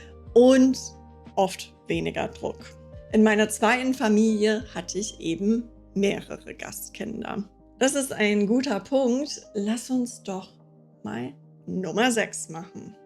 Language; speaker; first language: German; non-native, fluent; English